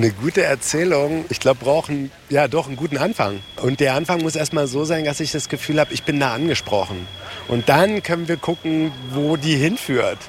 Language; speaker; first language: German; native; German